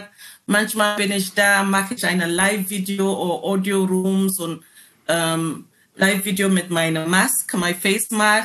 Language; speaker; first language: German; non-native, learner; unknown